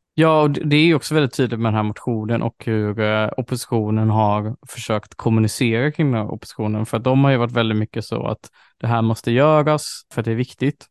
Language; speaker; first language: Swedish; native; Swedish